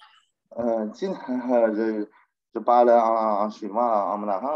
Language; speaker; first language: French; non-native, learner; Chinese